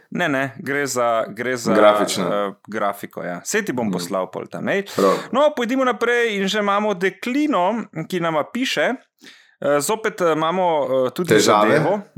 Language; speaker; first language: Slovenian; native; Slovenian